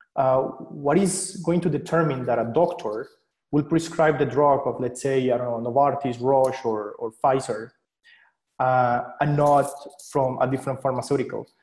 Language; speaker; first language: English; non-native, fluent; Spanish